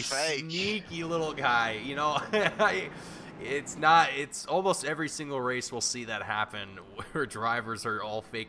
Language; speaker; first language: English; native; English